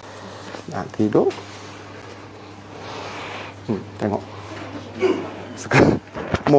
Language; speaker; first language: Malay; non-native, local second language; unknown